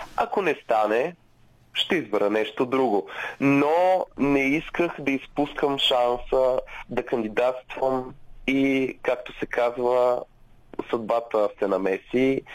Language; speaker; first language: Bulgarian; native; Bulgarian